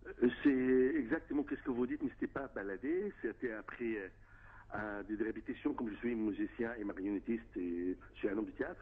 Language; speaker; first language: French; non-native, fluent; Arabic